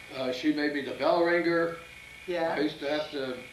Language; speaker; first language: English; early bilingual, other home language; Italian